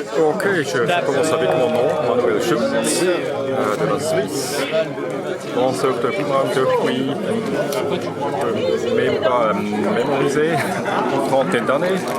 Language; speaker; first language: French; non-native, local second language; Swiss German